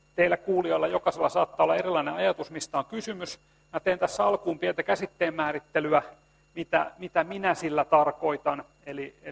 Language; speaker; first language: Finnish; native; Finnish